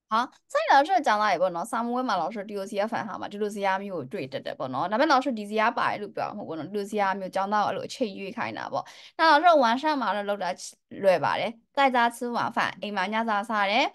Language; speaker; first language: Chinese; native; Chinese